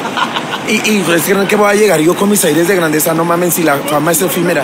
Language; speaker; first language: Spanish; native; Spanish